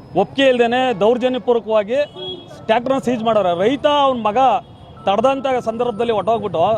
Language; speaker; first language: Kannada; native; Kannada